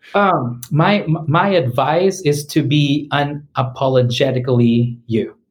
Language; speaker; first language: English; native; English